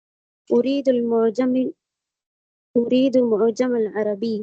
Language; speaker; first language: Arabic; non-native, learner; Tamil